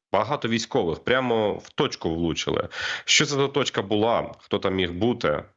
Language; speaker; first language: Ukrainian; native; Ukrainian